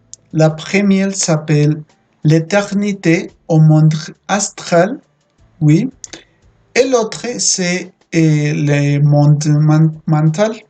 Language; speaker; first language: French; non-native, fluent; Spanish